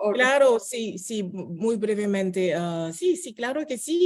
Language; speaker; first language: Spanish; non-native, fluent; French